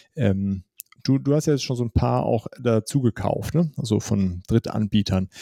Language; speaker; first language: German; native; German